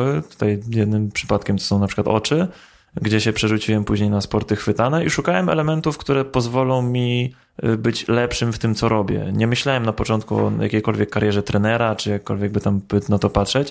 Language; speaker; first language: Polish; native; Polish